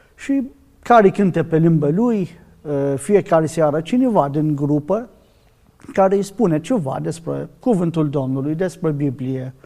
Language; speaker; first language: Romanian; non-native, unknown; Arabic